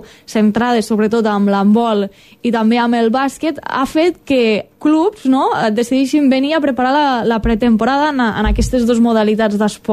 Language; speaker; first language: Catalan; native; Catalan